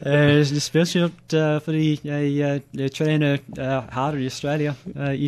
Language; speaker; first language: Norwegian; non-native, learner; English